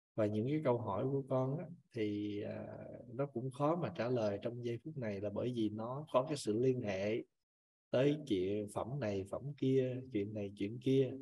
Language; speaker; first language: Vietnamese; native; Vietnamese